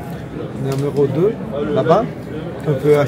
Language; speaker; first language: French; non-native, learner; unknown